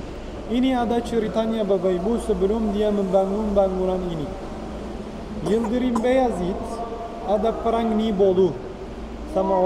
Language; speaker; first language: Indonesian; non-native, learner; Turkish